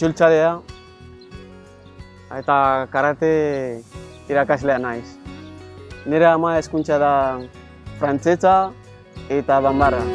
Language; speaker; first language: Basque; non-native, learner; French